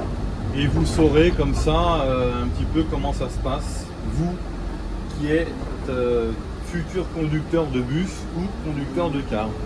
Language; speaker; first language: French; native; French